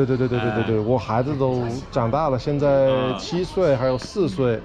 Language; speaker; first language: Chinese; non-native, fluent; English